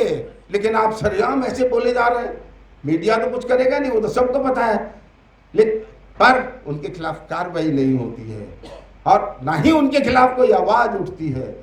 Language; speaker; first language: Hindi; native; Hindi